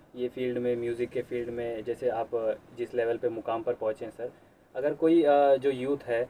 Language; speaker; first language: Hindi; native; Hindi